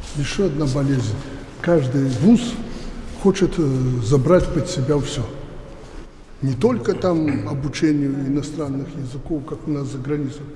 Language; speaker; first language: Russian; native; Russian